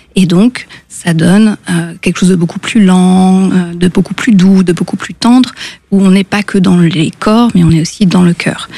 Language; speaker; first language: French; native; French